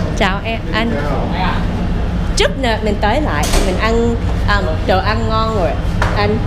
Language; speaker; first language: Vietnamese; early bilingual, heritage; English